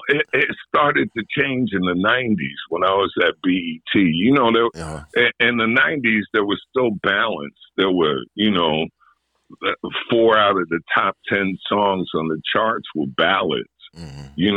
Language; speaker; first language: English; native; English